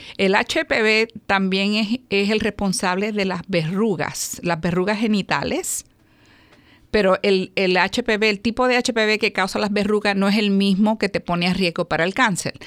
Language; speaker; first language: Spanish; native; Spanish